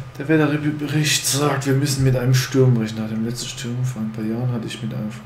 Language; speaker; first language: German; native; German